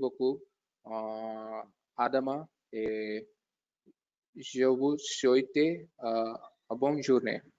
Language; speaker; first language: French; non-native, learner; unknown